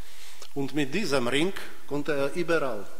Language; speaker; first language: German; non-native, fluent; Polish